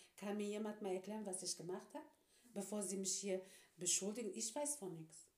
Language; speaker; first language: German; non-native, fluent; Turkish